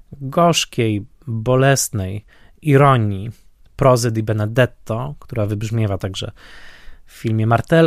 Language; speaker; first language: Polish; native; Polish